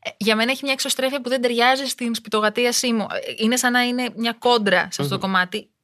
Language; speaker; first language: Greek; early bilingual, other home language; Albanian